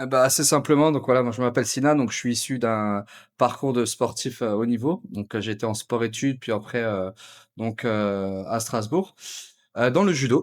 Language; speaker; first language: French; native; French